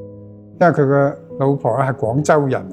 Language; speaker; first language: Cantonese; native; Cantonese